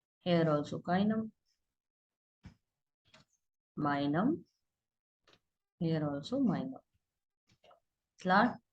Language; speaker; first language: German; non-native, learner; Hindi